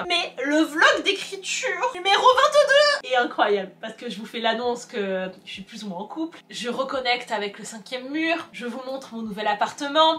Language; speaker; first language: French; native; French